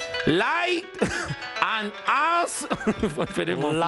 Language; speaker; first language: Spanish; native; Spanish